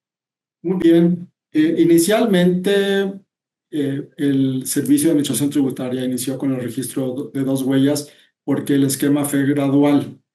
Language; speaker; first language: Spanish; native; Spanish